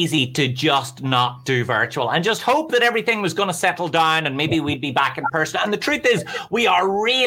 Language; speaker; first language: English; native; English